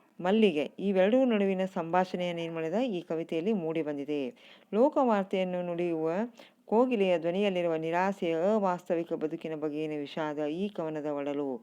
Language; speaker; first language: Kannada; native; Kannada